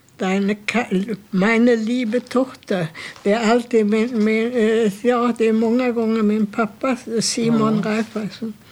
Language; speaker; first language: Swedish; non-native, fluent; German